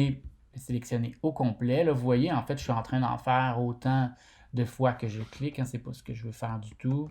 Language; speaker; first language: French; native; French